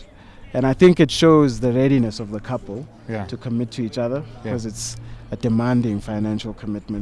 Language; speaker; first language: English; non-native, local second language; Zulu